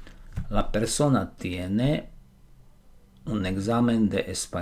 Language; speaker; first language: Spanish; non-native, learner; Slovak